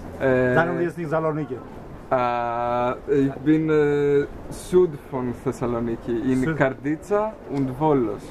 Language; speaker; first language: German; non-native, learner; Greek